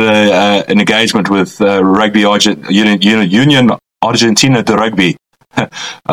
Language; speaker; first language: English; native; English